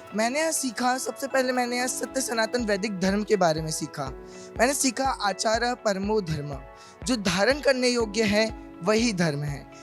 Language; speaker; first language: Hindi; native; Hindi